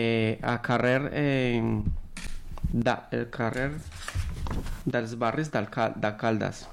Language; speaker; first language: Catalan; non-native, learner; Spanish